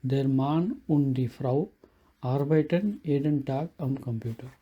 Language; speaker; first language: German; non-native, fluent; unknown